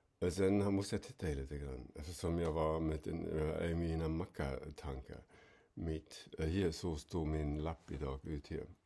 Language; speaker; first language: Swedish; non-native, fluent; German